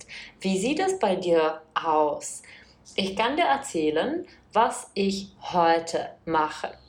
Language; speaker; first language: German; non-native, fluent; Czech